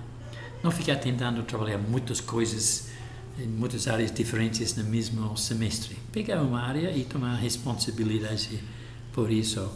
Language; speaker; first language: Portuguese; non-native, local second language; English